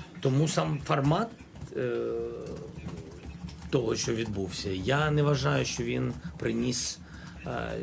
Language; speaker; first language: Ukrainian; non-native, local second language; Russian